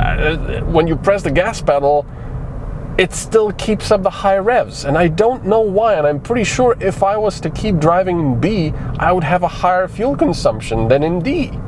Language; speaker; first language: English; non-native, fluent; Slovenian